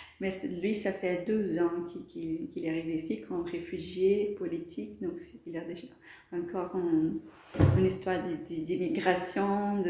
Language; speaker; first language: French; non-native, fluent; Portuguese